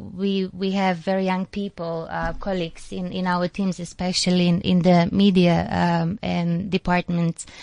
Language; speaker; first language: English; non-native, fluent; Macedonian